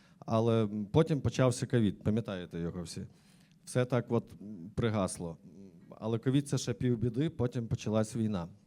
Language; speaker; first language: Ukrainian; native; Ukrainian